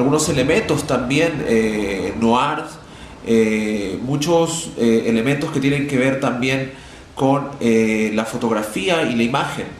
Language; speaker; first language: Spanish; native; Spanish